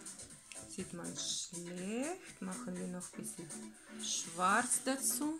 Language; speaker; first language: German; non-native, learner; Russian